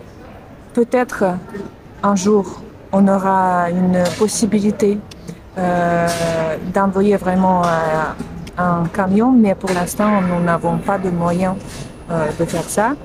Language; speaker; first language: French; non-native, fluent; Russian